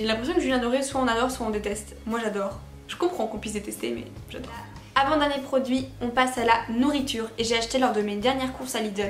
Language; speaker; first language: French; native; French